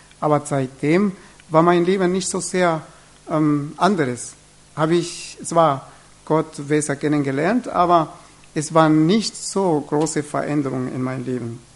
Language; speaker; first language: German; non-native, fluent; Spanish